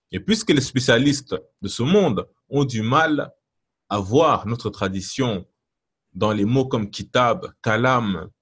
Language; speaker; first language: French; non-native, local second language; Lingala